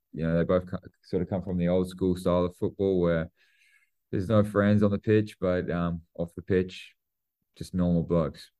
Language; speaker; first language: English; native; English